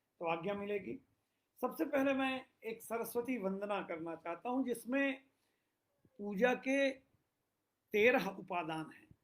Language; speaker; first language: Hindi; native; Hindi